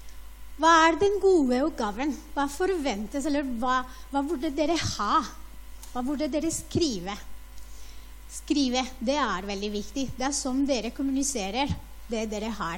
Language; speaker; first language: Norwegian; non-native, fluent; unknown